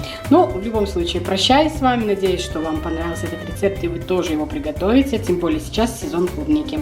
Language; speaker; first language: Russian; native; Russian